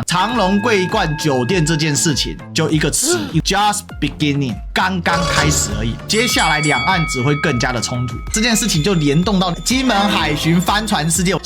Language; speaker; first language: Chinese; native; Chinese